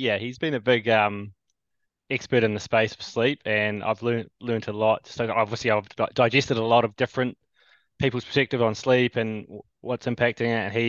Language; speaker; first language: English; native; English